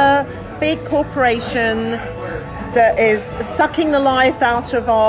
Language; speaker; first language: English; native; English